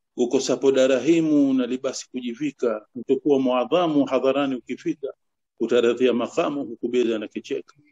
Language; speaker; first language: Swahili; native; Swahili